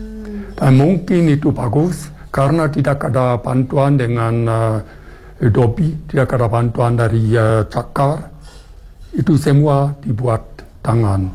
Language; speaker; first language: Indonesian; non-native, fluent; German